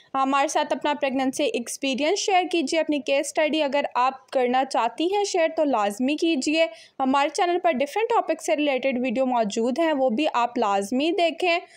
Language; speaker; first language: Urdu; native; Urdu